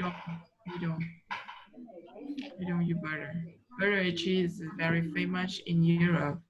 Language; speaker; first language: English; non-native, learner; Vietnamese